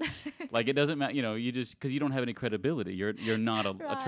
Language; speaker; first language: English; native; English